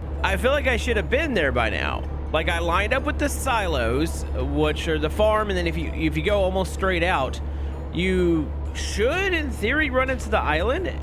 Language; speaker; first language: English; native; English